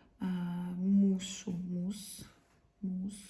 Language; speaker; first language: German; non-native, learner; Ukrainian